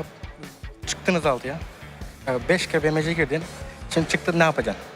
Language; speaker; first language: Turkish; native; Turkish